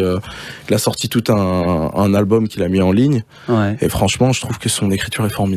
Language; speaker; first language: French; native; French